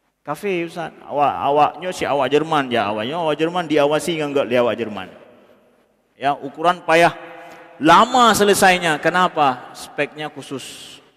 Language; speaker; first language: Malay; non-native, local second language; Achinese